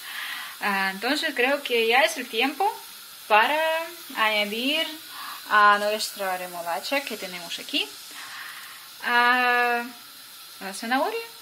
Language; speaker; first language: Spanish; non-native, fluent; Ukrainian